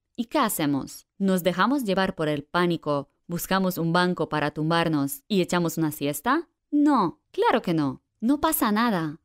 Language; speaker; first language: Spanish; non-native, fluent; Polish